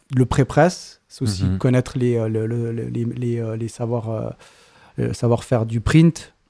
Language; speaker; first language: French; native; French